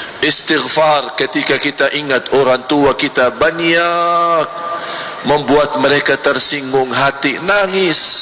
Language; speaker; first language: Malay; non-native, fluent; Arabic